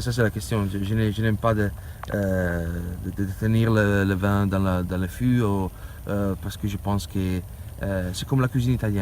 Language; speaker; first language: French; non-native, learner; Italian